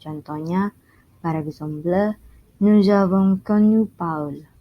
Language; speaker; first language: French; non-native, learner; Indonesian